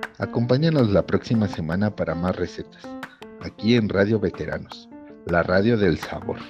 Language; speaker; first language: Spanish; native; Spanish